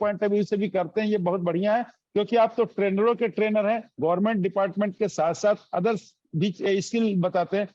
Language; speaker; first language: Hindi; native; Hindi